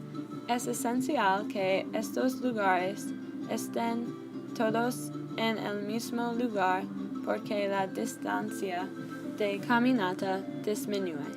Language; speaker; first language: Spanish; non-native, learner; English